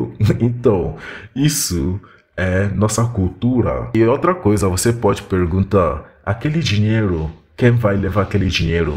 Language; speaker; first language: Portuguese; non-native, fluent; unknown